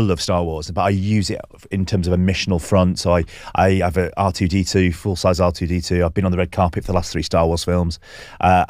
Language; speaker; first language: English; native; English